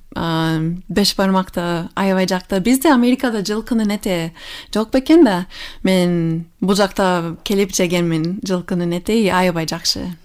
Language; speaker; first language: Kyrgyz; non-native, fluent; English